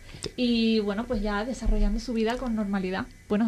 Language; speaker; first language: Spanish; native; Spanish